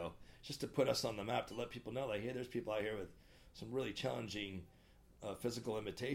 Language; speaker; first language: English; native; English